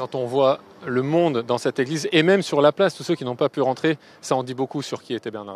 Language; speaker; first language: French; native; French